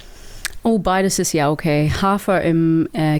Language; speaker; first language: German; non-native, learner; English